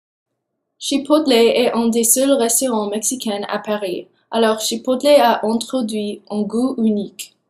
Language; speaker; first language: French; non-native, learner; English